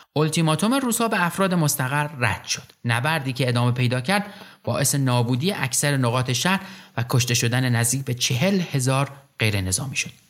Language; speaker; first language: Persian; native; Persian